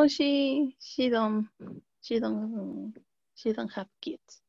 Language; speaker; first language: English; non-native, learner; Spanish